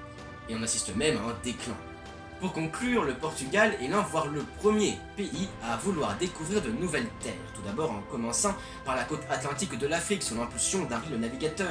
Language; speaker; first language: French; native; French